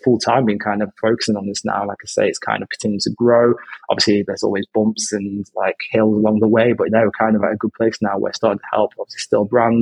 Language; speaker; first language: English; native; English